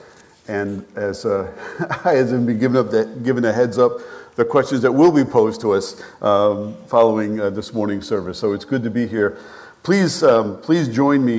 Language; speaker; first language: English; native; English